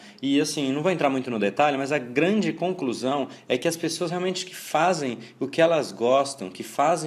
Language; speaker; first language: Portuguese; native; Portuguese